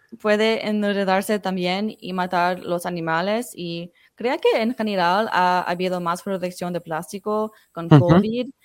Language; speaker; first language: Spanish; non-native, fluent; English